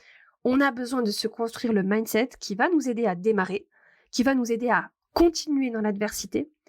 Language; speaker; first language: French; native; French